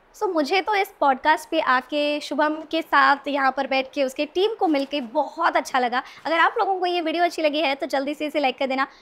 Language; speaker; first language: Hindi; non-native, local second language; Marathi